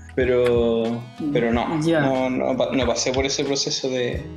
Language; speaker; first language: Spanish; native; Spanish